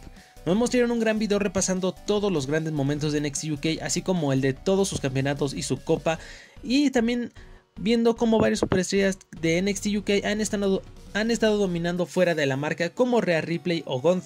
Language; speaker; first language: Spanish; native; Spanish